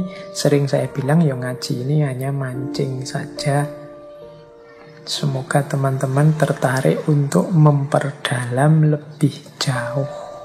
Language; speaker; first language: Indonesian; native; Indonesian